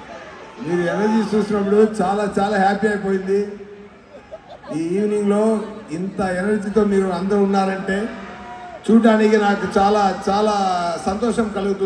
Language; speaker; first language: Telugu; non-native, learner; Tamil